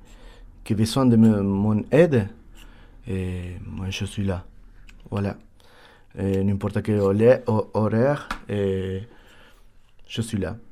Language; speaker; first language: French; non-native, learner; Spanish